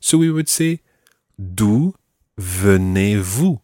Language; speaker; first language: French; non-native, fluent; English